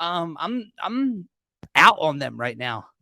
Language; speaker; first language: English; native; English